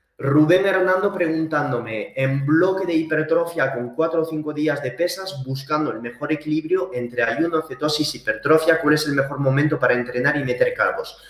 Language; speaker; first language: Spanish; early bilingual, heritage; Spanish